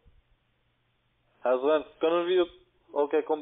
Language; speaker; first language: German; non-native, learner; Italian